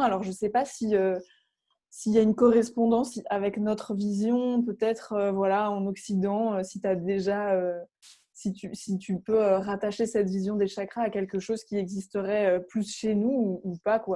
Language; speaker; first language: French; native; French